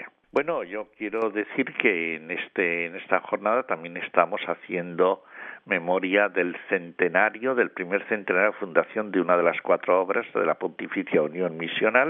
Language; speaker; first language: Spanish; native; Spanish